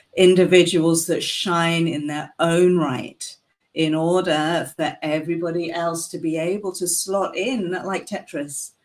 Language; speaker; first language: English; native; English